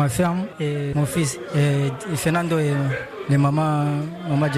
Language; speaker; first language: French; non-native, learner; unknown